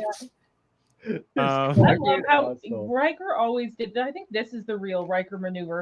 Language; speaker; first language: English; native; English